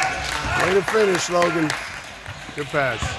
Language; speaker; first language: English; native; English